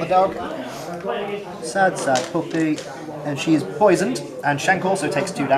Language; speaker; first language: English; native; English